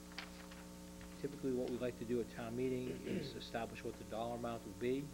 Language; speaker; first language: English; native; English